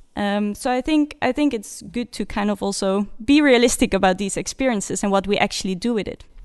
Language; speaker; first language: English; non-native, fluent; Dutch